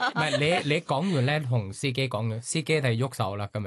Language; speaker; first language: Cantonese; non-native, learner; Thai